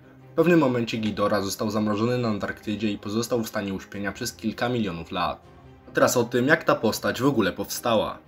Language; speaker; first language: Polish; native; Polish